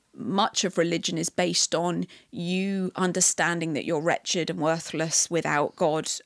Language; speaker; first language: English; native; English